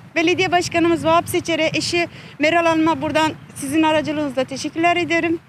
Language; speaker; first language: Turkish; native; Turkish